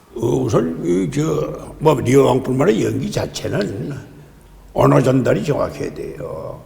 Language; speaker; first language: Korean; native; Korean